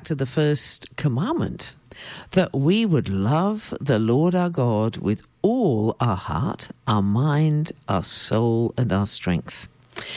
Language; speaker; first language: English; native; English